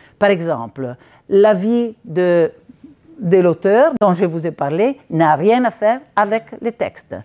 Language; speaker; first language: French; non-native, fluent; Italian